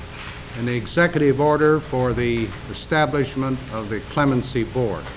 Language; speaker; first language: English; native; English